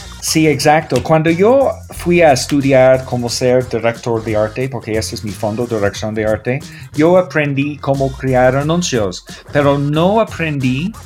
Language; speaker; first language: Spanish; non-native, fluent; English